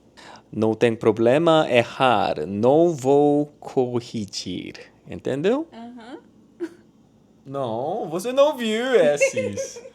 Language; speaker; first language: Portuguese; non-native, learner; Korean